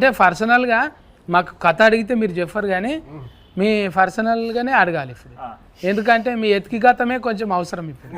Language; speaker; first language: Telugu; native; Telugu